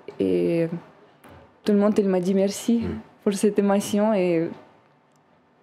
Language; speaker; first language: French; non-native, learner; Russian